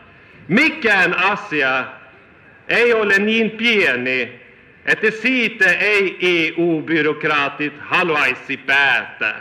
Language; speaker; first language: Finnish; non-native, fluent; Swedish